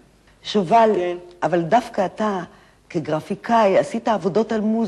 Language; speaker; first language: Hebrew; native; Hebrew